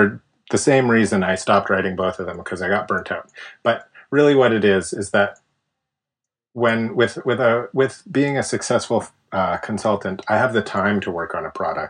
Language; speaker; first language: English; native; English